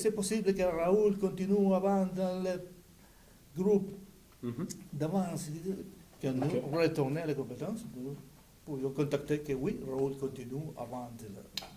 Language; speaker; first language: French; non-native, learner; Spanish